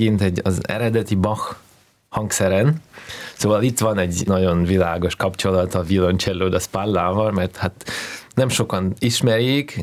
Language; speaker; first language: Hungarian; non-native, learner; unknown